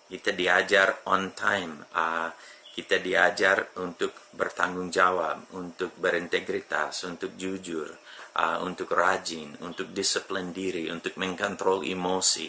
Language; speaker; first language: Indonesian; non-native, fluent; English